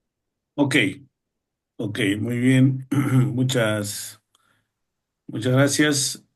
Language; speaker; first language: Spanish; native; Spanish